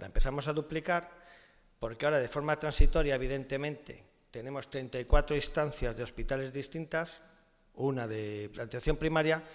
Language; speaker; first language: Spanish; native; Spanish